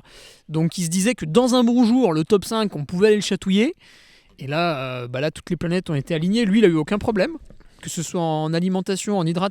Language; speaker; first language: French; native; French